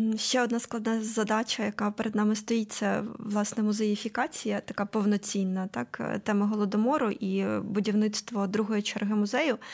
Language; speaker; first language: Ukrainian; native; Ukrainian